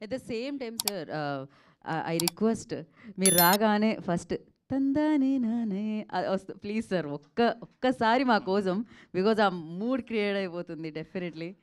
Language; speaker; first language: Telugu; native; Telugu